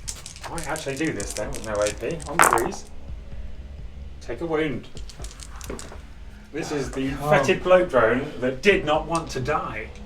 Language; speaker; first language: English; native; English